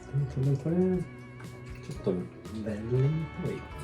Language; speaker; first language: Japanese; non-native, fluent; Swedish